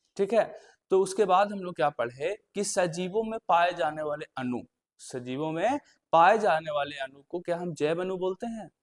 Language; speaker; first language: Hindi; native; Hindi